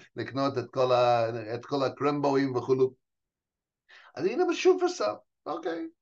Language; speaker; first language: Hebrew; non-native, fluent; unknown